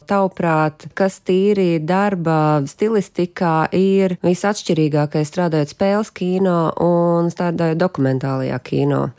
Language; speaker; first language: Latvian; native; Latvian